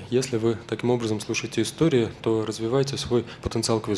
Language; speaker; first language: Russian; native; Russian